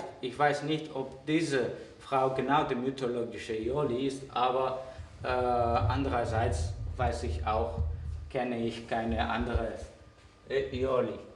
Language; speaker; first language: German; non-native, fluent; Greek